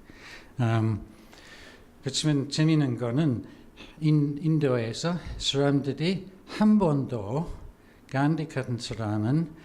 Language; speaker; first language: Korean; non-native, fluent; English